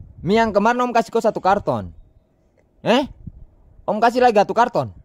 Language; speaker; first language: Indonesian; native; Indonesian